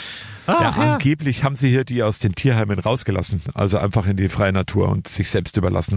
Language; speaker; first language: German; native; German